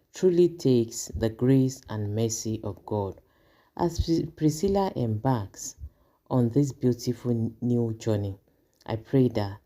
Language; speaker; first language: English; non-native, local second language; Yoruba